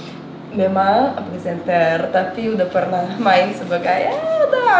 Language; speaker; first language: Indonesian; non-native, fluent; Portuguese